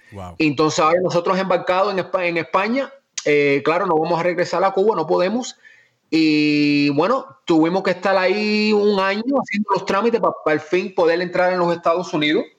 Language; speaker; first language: Spanish; early bilingual, heritage; Spanish